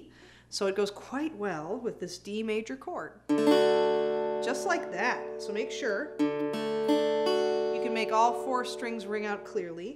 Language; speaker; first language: English; native; English